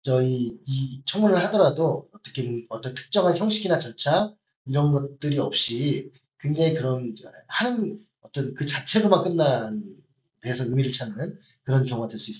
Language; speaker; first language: Korean; native; Korean